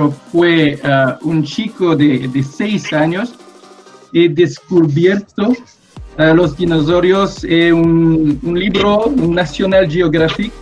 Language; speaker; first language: Spanish; non-native, learner; French